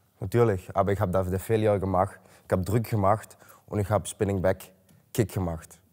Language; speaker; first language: German; non-native, learner; Dutch